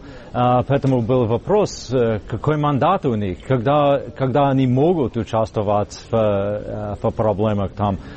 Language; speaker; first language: Russian; non-native, learner; English